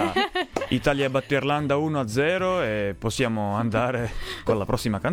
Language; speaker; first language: Italian; native; Italian